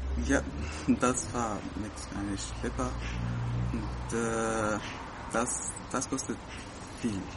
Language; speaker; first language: German; non-native, learner; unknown